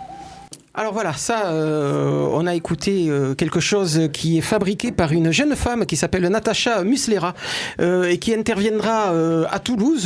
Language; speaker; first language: French; native; French